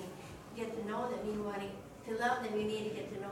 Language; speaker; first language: English; native; English